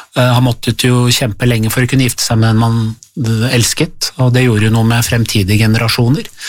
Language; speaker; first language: Norwegian; early bilingual, other home language; Persian